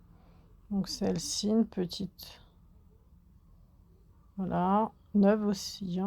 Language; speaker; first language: French; native; French